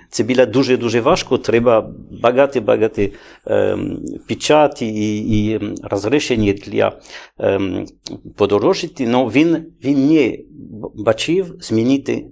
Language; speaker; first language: Ukrainian; non-native, learner; French